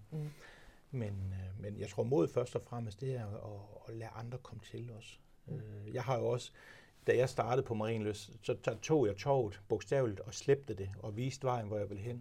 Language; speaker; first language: Danish; native; Danish